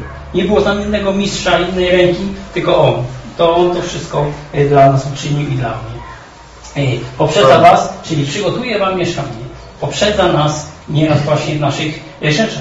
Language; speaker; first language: Polish; native; Polish